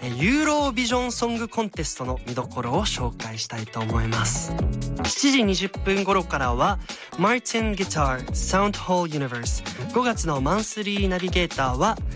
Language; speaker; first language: Japanese; early bilingual, other home language; German